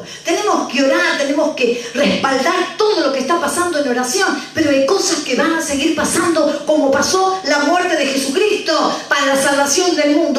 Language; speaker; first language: Spanish; native; Spanish